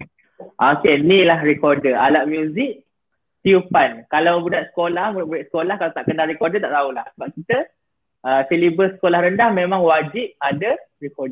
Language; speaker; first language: Malay; native; Malay